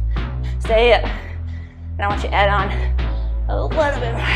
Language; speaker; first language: English; native; English